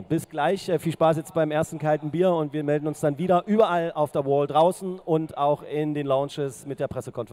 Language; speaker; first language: German; native; German